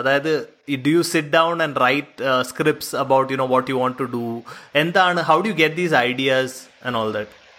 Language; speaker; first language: Malayalam; early bilingual, heritage; Malayalam